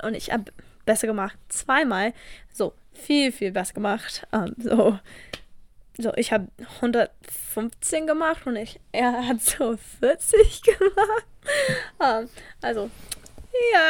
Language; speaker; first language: German; non-native, learner; English